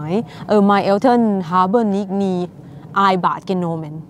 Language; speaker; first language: German; non-native, learner; Thai